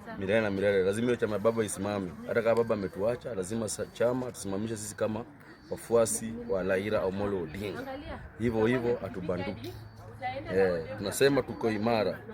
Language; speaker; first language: Swahili; non-native, local second language; Luyia